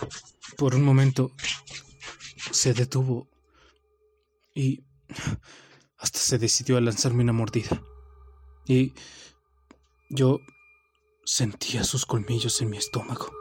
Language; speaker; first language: Spanish; native; Spanish